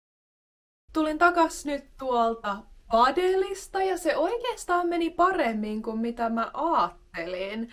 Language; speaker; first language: Finnish; native; Finnish